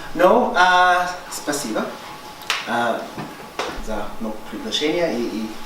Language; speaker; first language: Russian; non-native, fluent; English